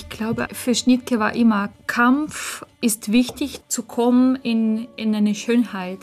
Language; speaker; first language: German; non-native, fluent; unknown